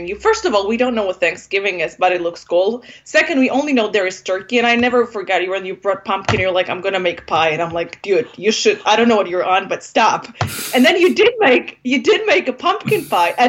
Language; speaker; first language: English; non-native, fluent; Polish